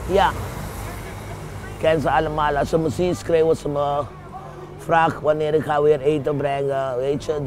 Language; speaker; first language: Dutch; non-native, fluent; Papiamento